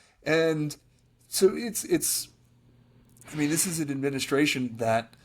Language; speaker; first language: English; native; English